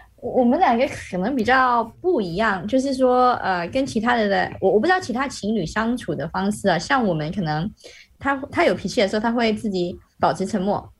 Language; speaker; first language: Chinese; native; Chinese